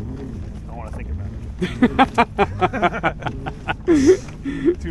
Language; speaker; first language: English; native; English